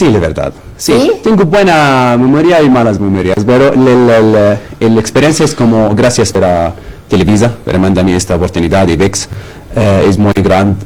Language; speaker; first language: Spanish; non-native, learner; Arabic